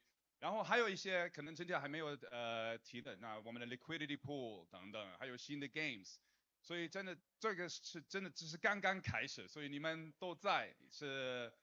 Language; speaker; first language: Chinese; non-native, fluent; English